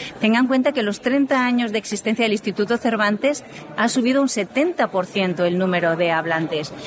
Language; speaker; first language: Spanish; native; Spanish